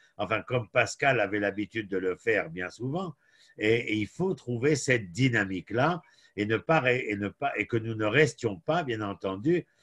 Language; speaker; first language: French; native; French